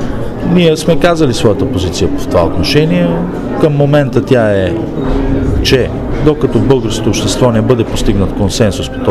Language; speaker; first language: Bulgarian; native; Bulgarian